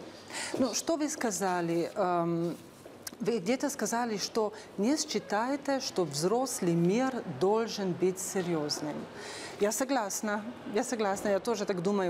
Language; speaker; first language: Russian; non-native, fluent; Slovenian